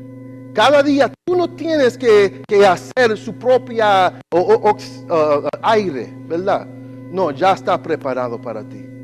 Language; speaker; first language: Spanish; non-native, learner; English